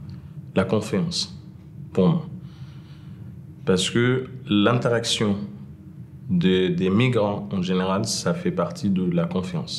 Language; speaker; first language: French; non-native, fluent; Arabic